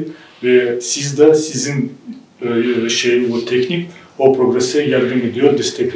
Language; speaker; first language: Turkish; non-native, learner; Crimean Tatar